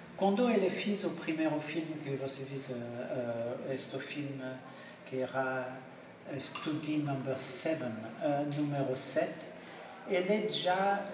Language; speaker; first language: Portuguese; non-native, learner; French